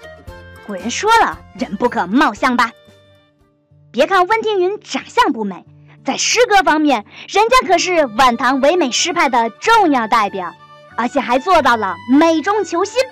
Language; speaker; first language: Chinese; native; Chinese